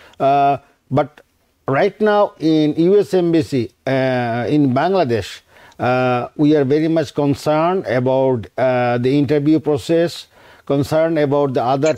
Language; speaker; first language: English; non-native, local second language; Bangla